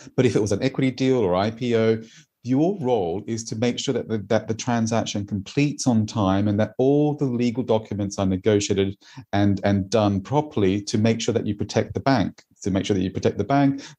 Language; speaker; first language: English; native; English